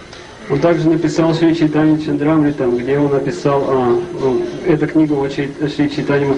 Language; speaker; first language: Russian; native; Russian